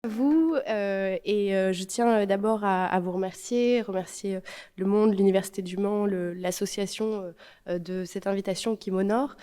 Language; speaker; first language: French; native; French